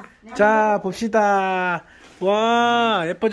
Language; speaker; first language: Korean; native; Korean